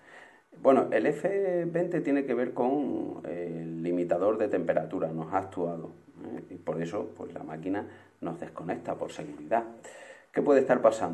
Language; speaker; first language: Spanish; native; Spanish